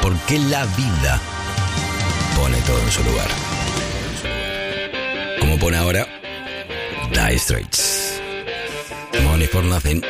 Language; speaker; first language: Spanish; native; Spanish